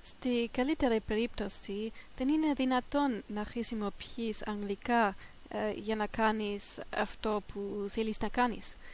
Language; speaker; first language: Greek; non-native, fluent; German